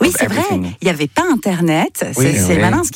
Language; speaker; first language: French; native; French